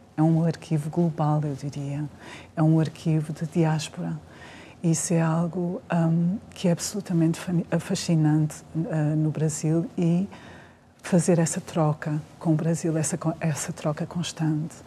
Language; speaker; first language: Portuguese; native; Portuguese